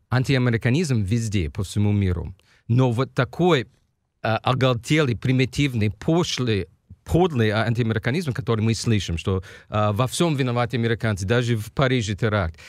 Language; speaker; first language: Russian; non-native, fluent; English